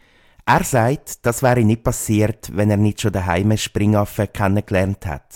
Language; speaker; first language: German; native; German